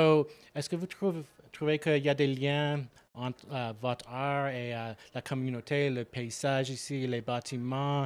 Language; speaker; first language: French; non-native, local second language; English